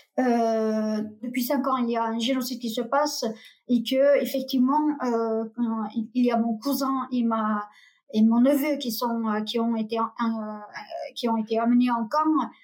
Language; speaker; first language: French; non-native, fluent; Uyghur